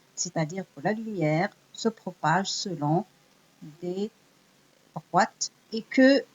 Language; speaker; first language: French; non-native, local second language; Arabic